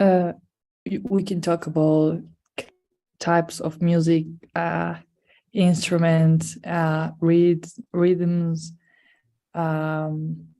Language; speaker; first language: English; non-native, fluent; Spanish